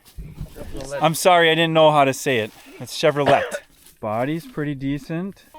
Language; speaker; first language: English; native; English